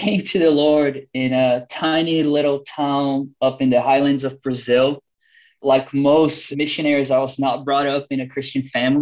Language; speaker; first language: English; non-native, fluent; Portuguese